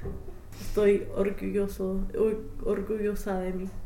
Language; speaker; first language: Spanish; non-native, fluent; English